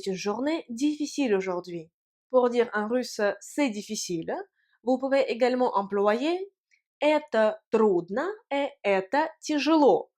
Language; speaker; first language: French; non-native, fluent; Russian